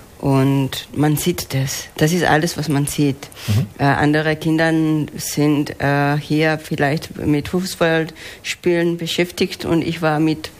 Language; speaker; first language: German; non-native, fluent; Spanish